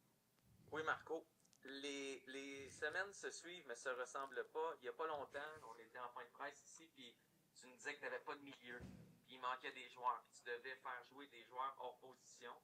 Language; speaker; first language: French; native; French